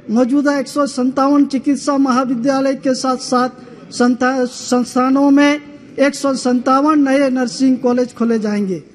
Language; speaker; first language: Hindi; native; Hindi